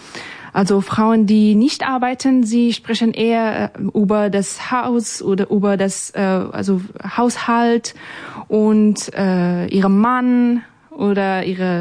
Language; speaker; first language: German; non-native, learner; Persian